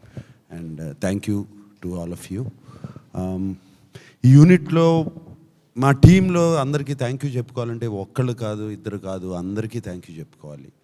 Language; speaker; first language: Telugu; native; Telugu